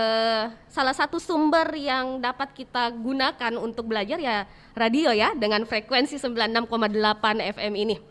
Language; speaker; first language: Indonesian; native; Indonesian